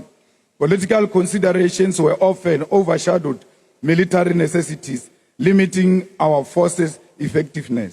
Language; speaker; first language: English; non-native, local second language; Northern Sotho